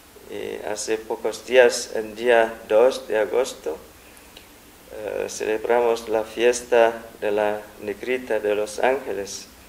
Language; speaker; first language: Spanish; non-native, fluent; Vietnamese